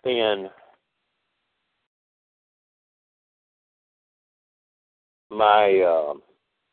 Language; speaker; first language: English; native; English